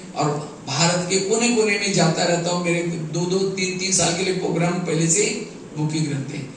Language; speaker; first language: Hindi; non-native, local second language; Marathi